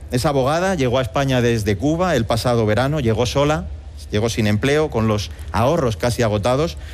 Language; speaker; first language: Spanish; native; Spanish